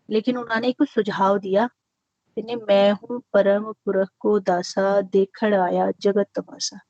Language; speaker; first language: Hindi; non-native, local second language; Punjabi